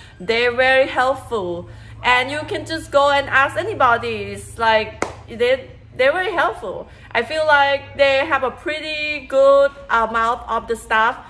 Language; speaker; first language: English; non-native, fluent; Thai